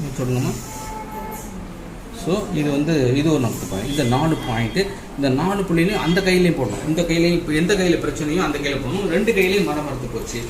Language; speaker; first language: Tamil; native; Tamil